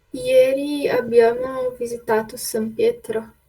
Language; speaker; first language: Italian; non-native, learner; Portuguese